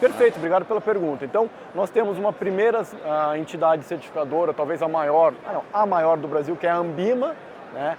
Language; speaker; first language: Portuguese; native; Portuguese